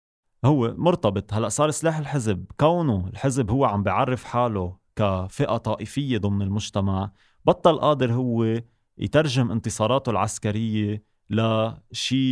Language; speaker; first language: Arabic; native; Arabic